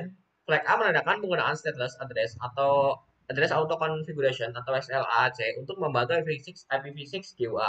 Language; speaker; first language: Indonesian; native; Indonesian